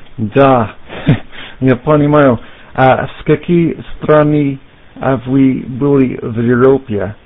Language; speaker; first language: Russian; non-native, learner; English